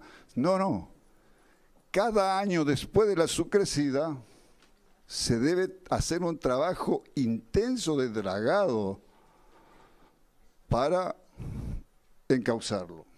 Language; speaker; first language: Spanish; native; Spanish